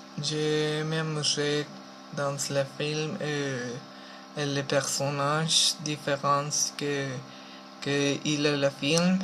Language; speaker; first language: French; non-native, learner; Spanish